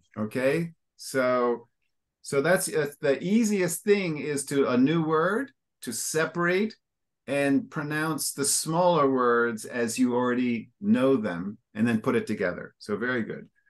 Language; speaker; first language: English; native; English